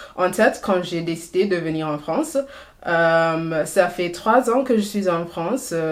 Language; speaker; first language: French; non-native, fluent; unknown